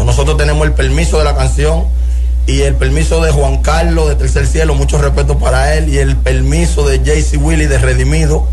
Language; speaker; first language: Spanish; native; Spanish